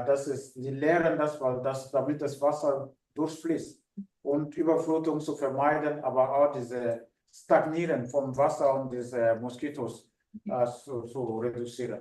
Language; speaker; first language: German; non-native, fluent; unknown